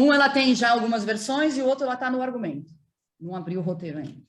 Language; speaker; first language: Portuguese; native; Portuguese